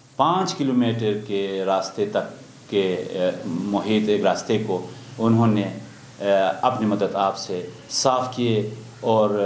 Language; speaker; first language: Urdu; non-native, local second language; Khowar